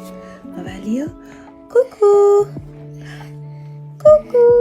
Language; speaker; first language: French; non-native, local second language; Haitian Creole